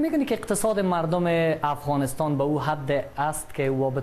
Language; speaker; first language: Persian; native; Persian